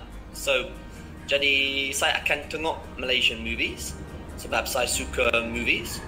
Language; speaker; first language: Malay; non-native, learner; English